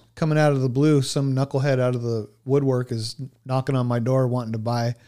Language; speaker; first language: English; native; English